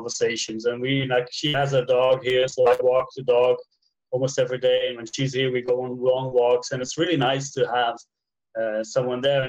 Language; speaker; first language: English; non-native, fluent; Dutch